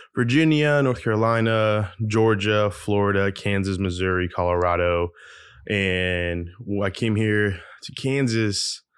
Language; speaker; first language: English; early bilingual, other home language; Spanish